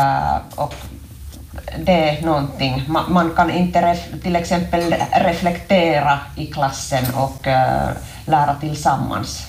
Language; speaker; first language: Swedish; non-native, local second language; Finnish